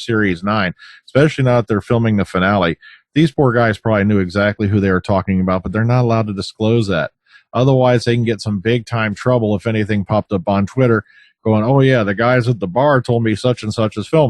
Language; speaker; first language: English; native; English